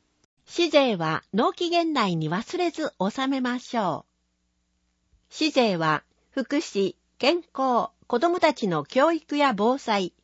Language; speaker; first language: Japanese; native; Japanese